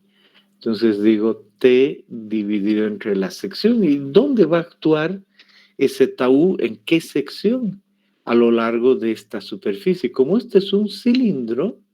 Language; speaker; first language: Spanish; native; Spanish